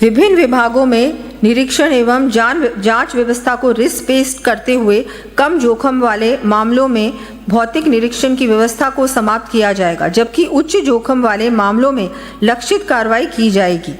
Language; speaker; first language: Hindi; native; Hindi